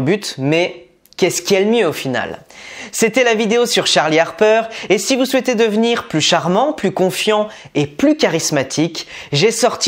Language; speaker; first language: French; native; French